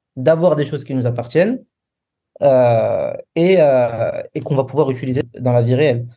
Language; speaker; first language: French; non-native, local second language; Arabic